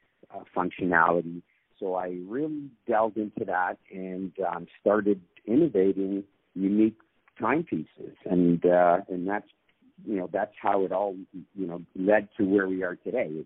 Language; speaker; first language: English; native; English